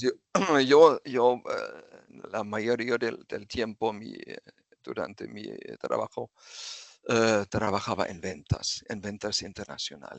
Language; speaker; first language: Spanish; non-native, fluent; German